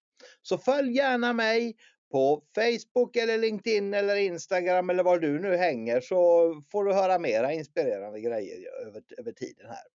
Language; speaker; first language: Swedish; native; Swedish